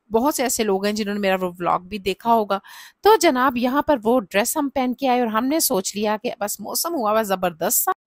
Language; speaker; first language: Urdu; native; Urdu